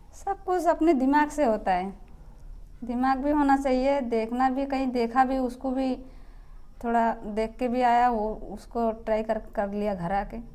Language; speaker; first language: Hindi; non-native, local second language; Bangla